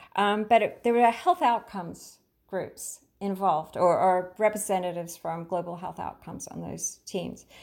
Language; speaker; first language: English; native; English